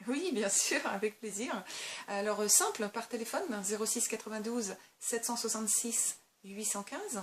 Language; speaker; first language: French; native; French